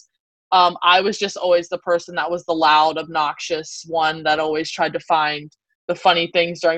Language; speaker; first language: English; native; English